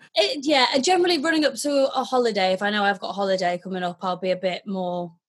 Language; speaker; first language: English; native; English